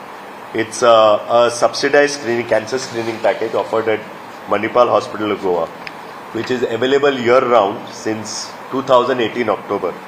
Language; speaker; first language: English; non-native, local second language; Konkani